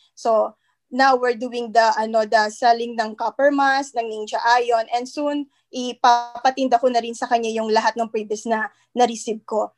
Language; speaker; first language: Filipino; native; Filipino